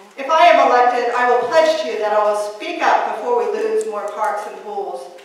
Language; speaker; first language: English; native; English